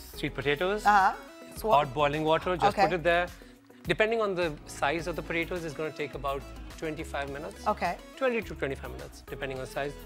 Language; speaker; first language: English; non-native, local second language; Punjabi